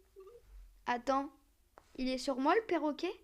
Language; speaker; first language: French; native; French